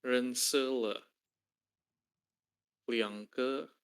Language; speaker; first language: Chinese; non-native, learner; Indonesian